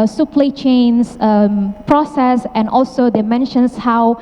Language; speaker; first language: English; non-native, fluent; Indonesian